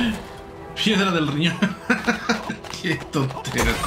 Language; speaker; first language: Spanish; native; Spanish